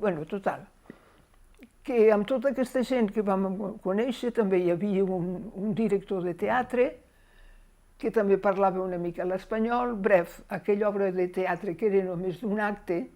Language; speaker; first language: Catalan; native; Catalan